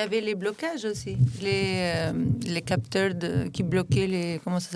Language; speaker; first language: French; non-native, fluent; Albanian